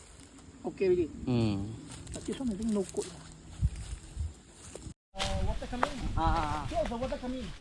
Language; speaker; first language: English; non-native, local second language; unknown